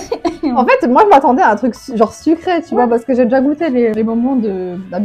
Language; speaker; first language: French; native; French